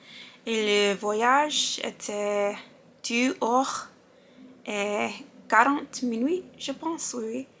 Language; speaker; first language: French; non-native, learner; English